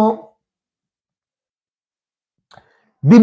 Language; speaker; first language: Spanish; non-native, fluent; French